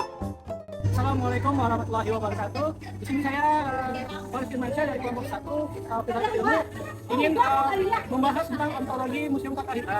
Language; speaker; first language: Indonesian; native; Indonesian